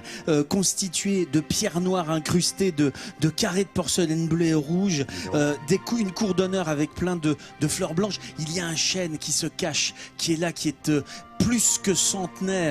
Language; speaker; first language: French; native; French